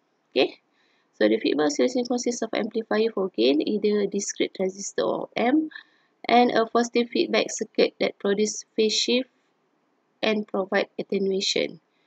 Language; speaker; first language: English; non-native, local second language; Malay